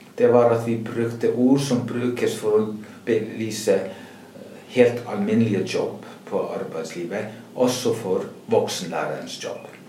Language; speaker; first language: Norwegian; non-native, fluent; Icelandic